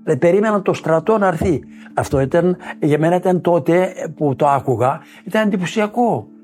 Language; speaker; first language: Greek; native; Greek